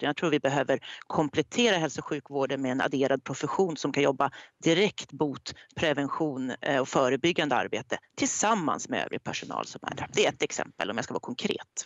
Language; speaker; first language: Swedish; native; Swedish